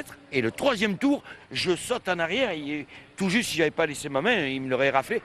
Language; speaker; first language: French; native; French